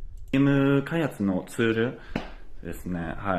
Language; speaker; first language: Japanese; non-native, fluent; English